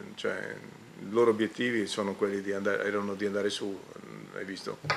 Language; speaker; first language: Italian; native; Italian